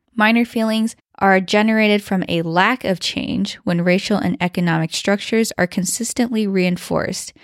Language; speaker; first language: English; early bilingual, other home language; Chinese